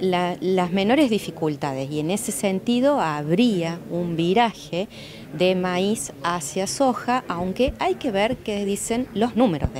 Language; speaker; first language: Spanish; native; Spanish